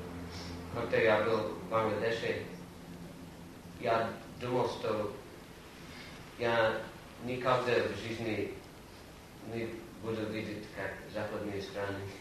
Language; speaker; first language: Russian; non-native, fluent; English